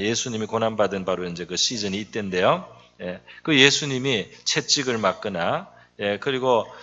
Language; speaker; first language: Korean; native; Korean